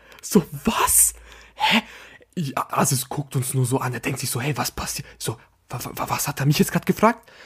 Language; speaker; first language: German; native; German